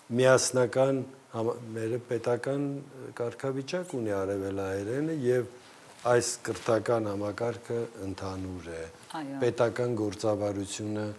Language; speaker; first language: Armenian; native; Armenian